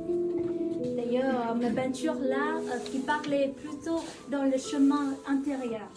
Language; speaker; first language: French; non-native, fluent; Vietnamese